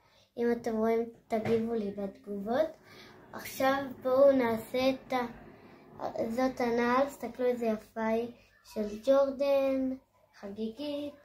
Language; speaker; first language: Hebrew; native; Hebrew